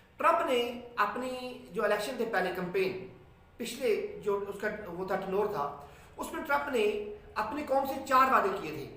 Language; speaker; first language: Urdu; non-native, local second language; Punjabi